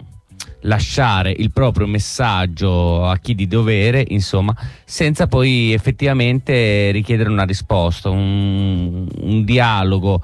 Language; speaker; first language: Italian; native; Italian